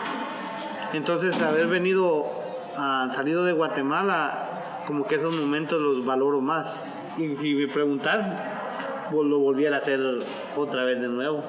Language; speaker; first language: Spanish; native; Spanish